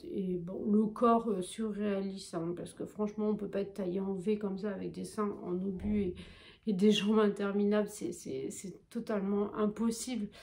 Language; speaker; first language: French; native; French